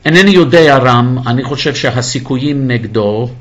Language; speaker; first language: Hebrew; non-native, fluent; English